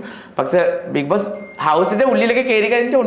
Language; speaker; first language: Malayalam; non-native, local second language; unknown